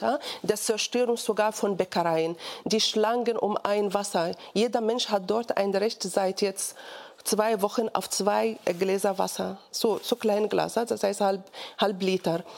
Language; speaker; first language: German; non-native, fluent; Arabic